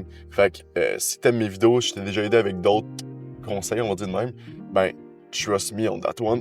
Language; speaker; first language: French; native; French